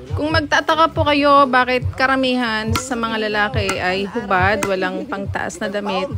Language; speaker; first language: Filipino; native; Filipino